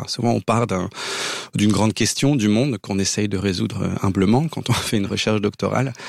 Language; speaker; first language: French; native; French